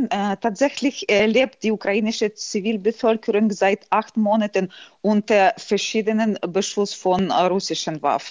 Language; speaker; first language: German; non-native, fluent; Ukrainian